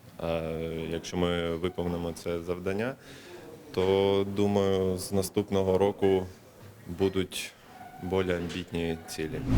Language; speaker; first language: Ukrainian; non-native, local second language; Russian